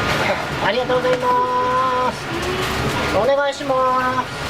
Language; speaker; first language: Japanese; native; Japanese